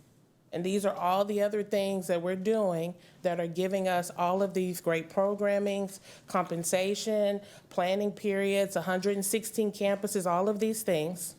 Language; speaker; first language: English; native; English